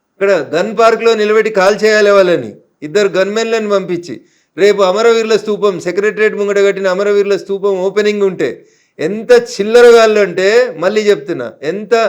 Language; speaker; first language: Telugu; native; Telugu